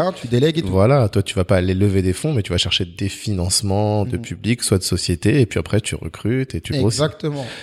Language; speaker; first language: French; native; French